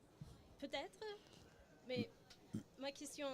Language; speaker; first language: French; non-native, learner; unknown